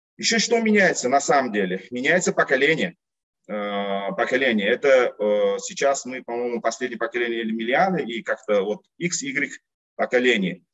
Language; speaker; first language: Russian; non-native, local second language; Uzbek